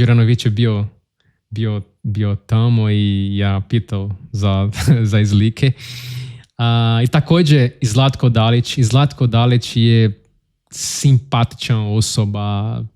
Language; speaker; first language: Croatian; non-native, learner; Portuguese